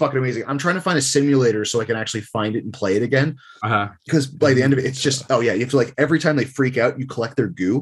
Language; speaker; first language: English; native; English